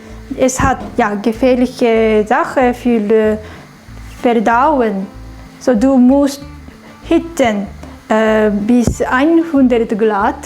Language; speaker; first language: German; non-native, learner; Japanese